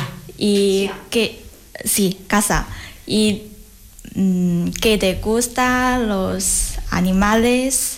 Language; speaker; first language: Spanish; non-native, learner; Chinese